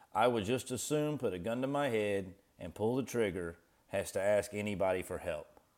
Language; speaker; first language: English; native; English